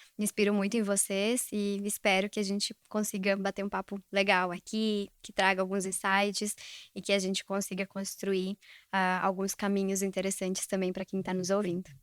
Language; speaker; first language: Portuguese; early bilingual, other home language; Spanish